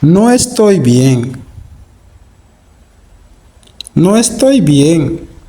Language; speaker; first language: Spanish; non-native, fluent; Haitian Creole